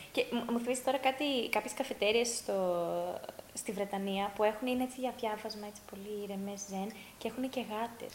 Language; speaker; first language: Greek; early bilingual, heritage; Greek